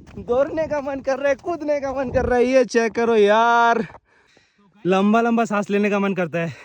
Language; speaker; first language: Hindi; non-native, local second language; Bangla